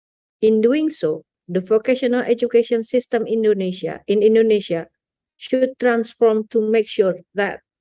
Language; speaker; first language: English; non-native, fluent; Indonesian